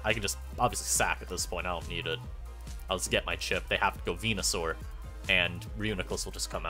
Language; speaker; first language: English; native; English